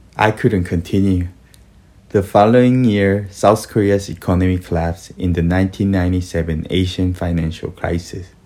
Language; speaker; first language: English; early bilingual, other home language; Korean